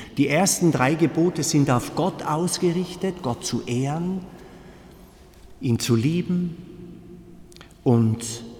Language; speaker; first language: German; native; German